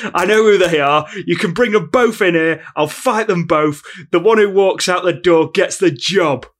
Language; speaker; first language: English; native; English